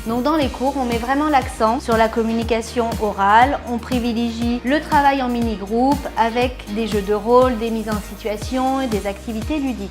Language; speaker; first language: French; native; French